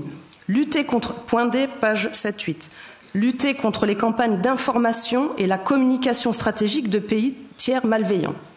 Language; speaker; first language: French; native; French